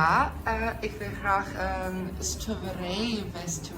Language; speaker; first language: Dutch; non-native, learner; Korean